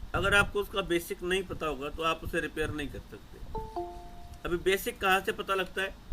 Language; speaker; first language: Hindi; native; Hindi